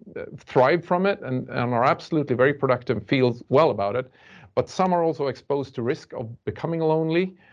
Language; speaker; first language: English; non-native, fluent; Swedish